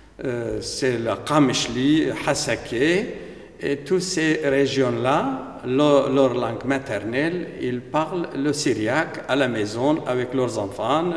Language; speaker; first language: French; non-native, fluent; Aramaic